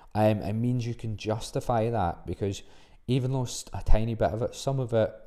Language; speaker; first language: English; native; English